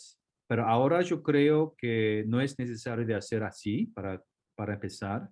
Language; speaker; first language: Spanish; non-native, fluent; Korean